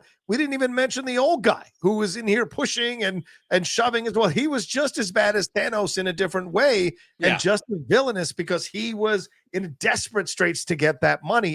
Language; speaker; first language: English; native; English